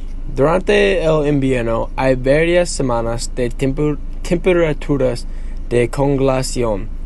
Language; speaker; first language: Spanish; non-native, learner; English